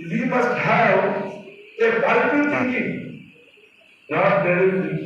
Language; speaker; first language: English; non-native, local second language; Telugu